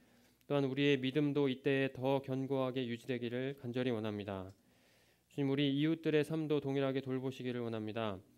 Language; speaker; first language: Korean; native; Korean